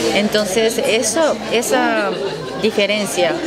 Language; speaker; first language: Spanish; non-native, fluent; Japanese